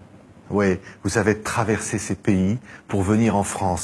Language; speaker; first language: French; native; French